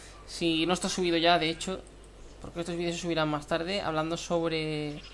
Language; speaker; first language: Spanish; native; Spanish